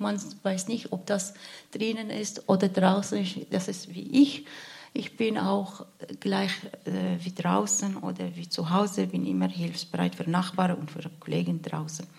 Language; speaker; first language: German; non-native, learner; Arabic